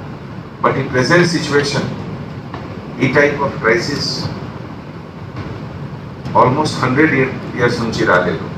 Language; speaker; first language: Telugu; non-native, fluent; Hindi